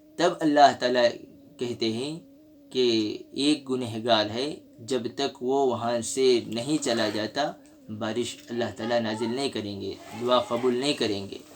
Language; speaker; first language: Urdu; native; Urdu